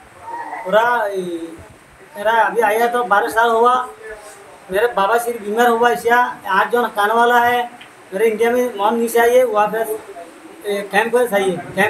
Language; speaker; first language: Hindi; non-native, learner; Rohingya